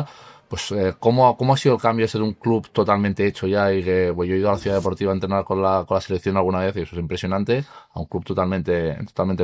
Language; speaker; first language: Spanish; native; Spanish